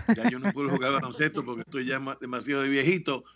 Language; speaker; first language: Spanish; native; Spanish